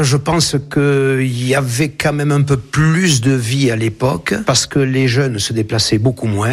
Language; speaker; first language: French; native; French